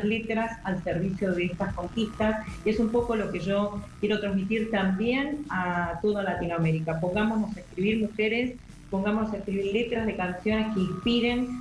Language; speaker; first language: Spanish; native; Spanish